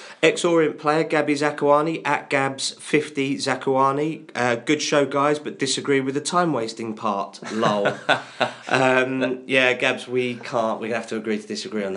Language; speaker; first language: English; native; English